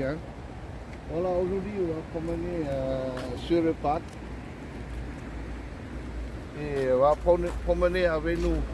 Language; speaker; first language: French; non-native, learner; Hmong